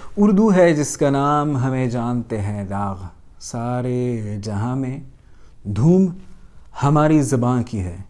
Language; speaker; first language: Urdu; non-native, local second language; Pashto